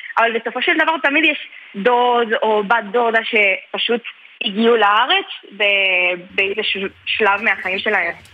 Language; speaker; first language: Hebrew; early bilingual, heritage; Spanish